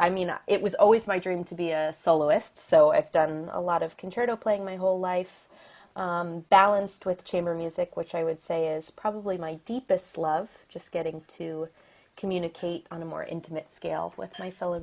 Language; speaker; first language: English; native; English